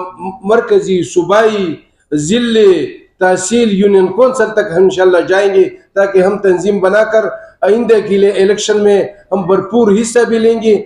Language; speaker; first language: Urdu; non-native, local second language; Pashto